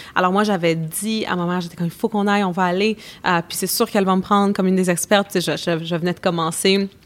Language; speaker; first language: French; native; French